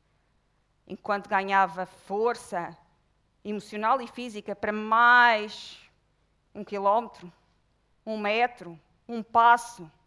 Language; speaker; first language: Portuguese; native; Portuguese